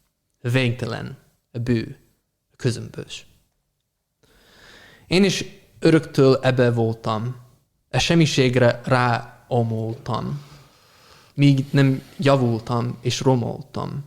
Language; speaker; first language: Hungarian; non-native, fluent; English